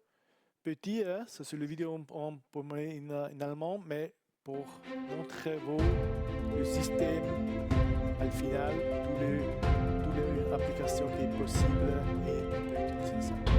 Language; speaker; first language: French; non-native, learner; Italian